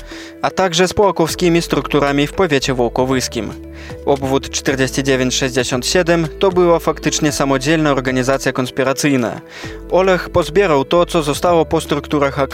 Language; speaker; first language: Polish; native; Polish